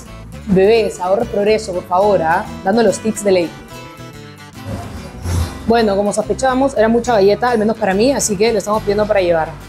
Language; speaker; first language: Spanish; native; Spanish